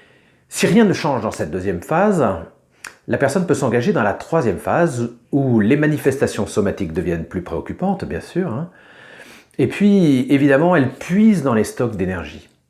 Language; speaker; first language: French; native; French